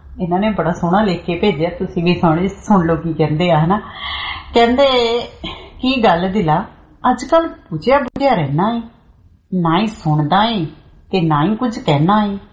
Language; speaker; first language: Punjabi; native; Punjabi